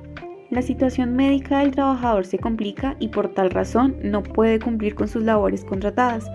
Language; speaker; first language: Spanish; native; Spanish